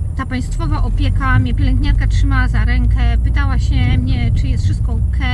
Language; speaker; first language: Polish; native; Polish